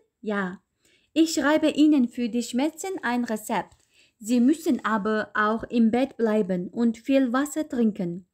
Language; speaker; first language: German; non-native, fluent; Uyghur